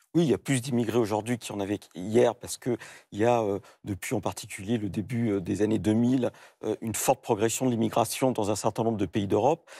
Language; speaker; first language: French; native; French